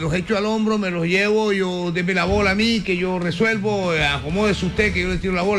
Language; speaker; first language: Spanish; native; Spanish